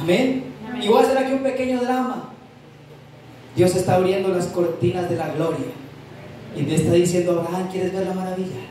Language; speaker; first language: Spanish; native; Spanish